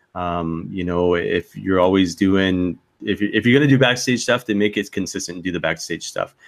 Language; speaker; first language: English; native; English